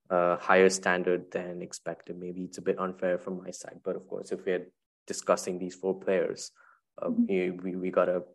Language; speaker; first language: English; non-native, local second language; Tamil